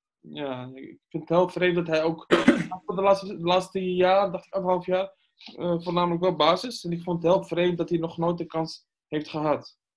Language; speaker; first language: Dutch; early bilingual, other home language; Arabic